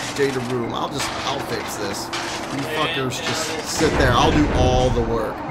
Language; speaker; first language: English; native; English